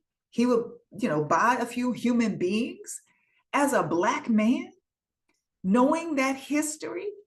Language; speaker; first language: English; native; English